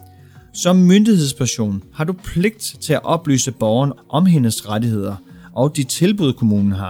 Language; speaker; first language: Danish; native; Danish